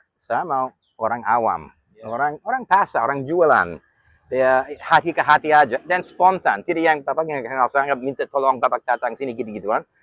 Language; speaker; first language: Indonesian; non-native, fluent; English